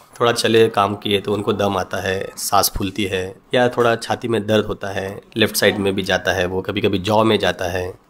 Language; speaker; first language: Hindi; non-native, local second language; Marathi